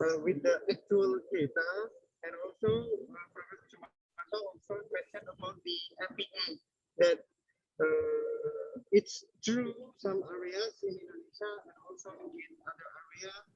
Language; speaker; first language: English; non-native, fluent; Indonesian